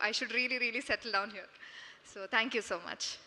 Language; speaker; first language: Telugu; non-native, local second language; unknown